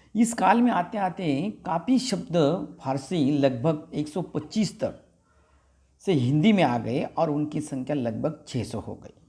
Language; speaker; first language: Hindi; non-native, local second language; Marathi